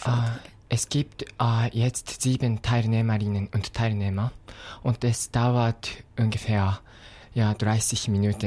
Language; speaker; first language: German; non-native, fluent; Japanese